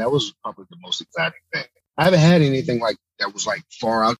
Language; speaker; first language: English; native; English